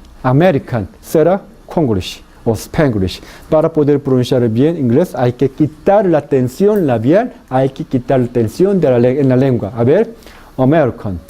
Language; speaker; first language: Spanish; non-native, fluent; Korean